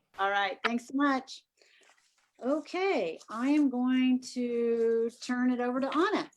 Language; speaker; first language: English; native; English